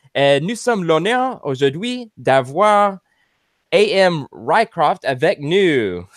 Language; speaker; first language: French; non-native, learner; English